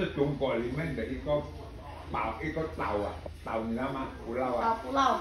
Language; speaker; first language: Chinese; early bilingual, heritage; Chinese